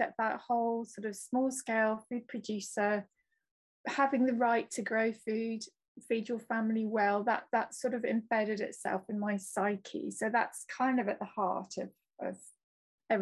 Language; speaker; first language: English; native; English